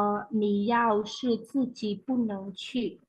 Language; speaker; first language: Chinese; non-native, fluent; Khmer